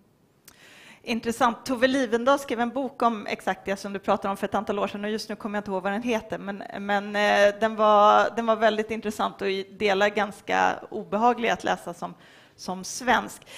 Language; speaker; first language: Swedish; native; Swedish